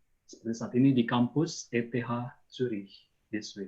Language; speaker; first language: Indonesian; native; Indonesian